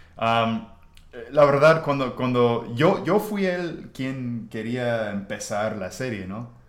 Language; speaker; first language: Spanish; non-native, fluent; English